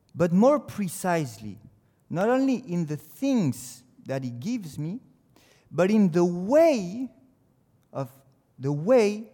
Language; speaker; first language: English; non-native, fluent; French